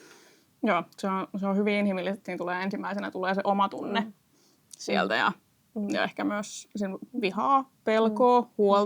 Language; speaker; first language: Finnish; native; Finnish